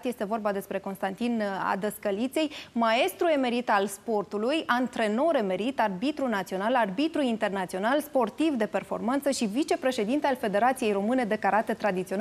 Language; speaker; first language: Romanian; native; Romanian